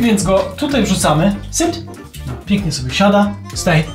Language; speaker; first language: Polish; native; Polish